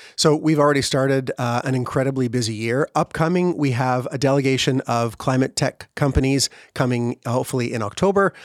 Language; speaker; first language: English; native; English